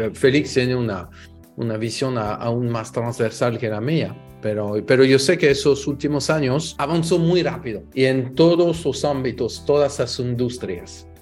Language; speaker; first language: Spanish; non-native, fluent; French